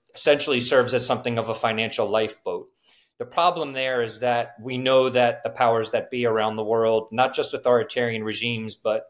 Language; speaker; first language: English; native; English